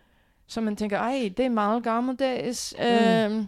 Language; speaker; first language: Danish; non-native, fluent; English